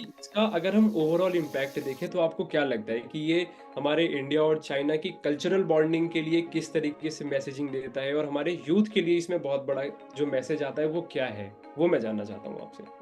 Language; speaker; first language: Hindi; native; Hindi